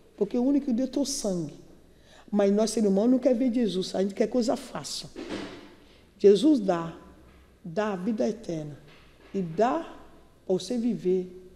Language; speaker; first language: Portuguese; non-native, learner; Yoruba